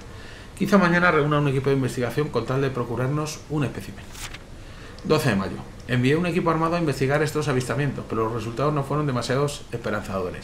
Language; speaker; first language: Spanish; native; Spanish